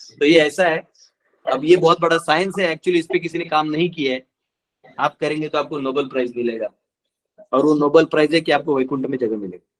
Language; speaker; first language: Hindi; non-native, local second language; Marathi